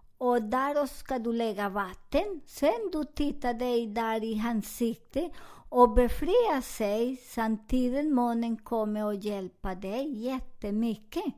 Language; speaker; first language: Swedish; non-native, learner; Spanish